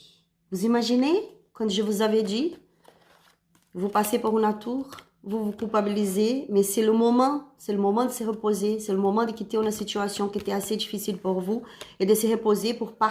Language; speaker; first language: French; non-native, learner; Spanish